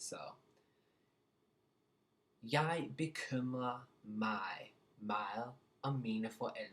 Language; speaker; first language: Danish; non-native, learner; English